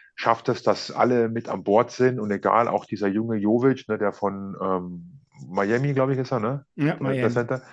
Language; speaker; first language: German; native; German